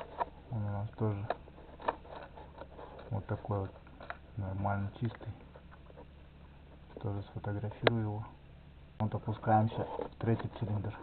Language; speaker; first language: Russian; native; Russian